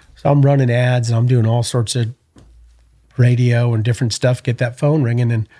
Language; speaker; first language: English; native; English